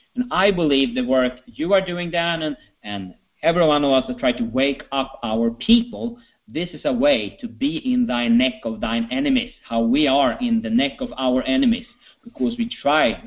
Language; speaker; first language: English; non-native, fluent; Swedish